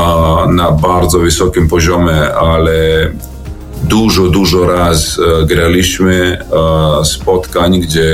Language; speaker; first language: Polish; non-native, learner; Serbian